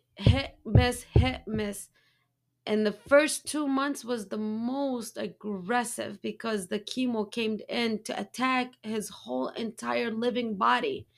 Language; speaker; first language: English; early bilingual, other home language; Arabic